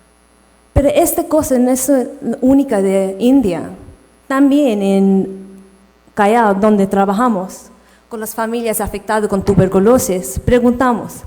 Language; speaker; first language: Spanish; non-native, fluent; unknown